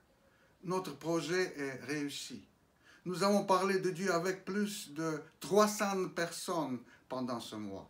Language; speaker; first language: French; non-native, fluent; Russian